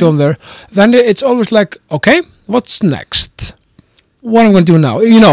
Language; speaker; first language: English; non-native, fluent; Icelandic